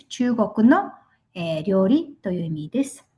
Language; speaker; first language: Japanese; non-native, fluent; Mongolian